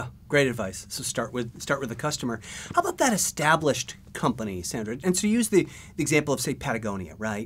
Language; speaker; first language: English; native; English